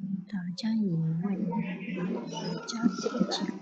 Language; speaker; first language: Chinese; non-native, learner; Indonesian